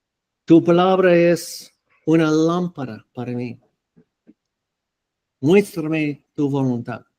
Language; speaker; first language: Spanish; non-native, fluent; English